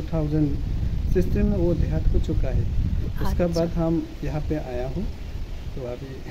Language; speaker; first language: Hindi; non-native, local second language; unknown